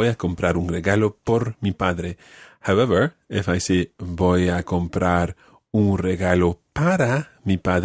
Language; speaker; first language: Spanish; non-native, fluent; English